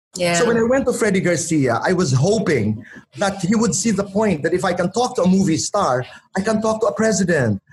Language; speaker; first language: English; non-native, local second language; Waray